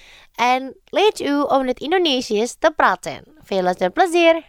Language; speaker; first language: Dutch; non-native, fluent; Indonesian